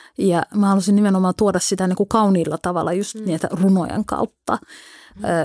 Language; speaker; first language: Finnish; early bilingual, other home language; Somali